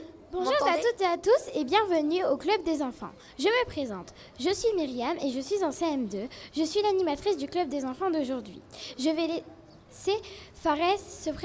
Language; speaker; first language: French; native; French